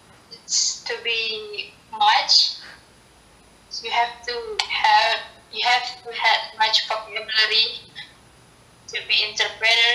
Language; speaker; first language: English; non-native, learner; Indonesian